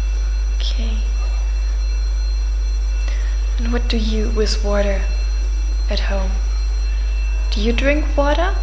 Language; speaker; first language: English; non-native, fluent; German